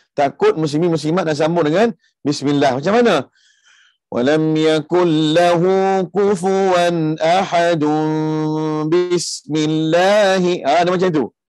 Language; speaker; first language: Malay; early bilingual, heritage; Malay